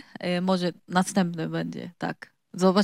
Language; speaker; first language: Polish; non-native, learner; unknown